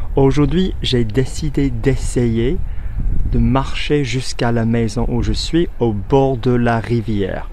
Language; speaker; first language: French; non-native, fluent; English